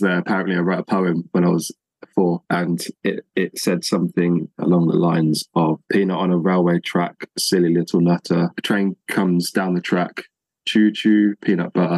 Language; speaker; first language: English; native; English